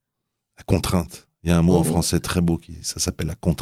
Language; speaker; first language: French; native; French